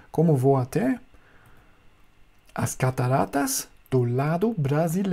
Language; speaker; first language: Portuguese; non-native, fluent; German